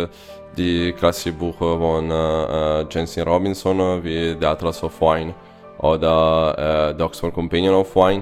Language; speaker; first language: German; non-native, fluent; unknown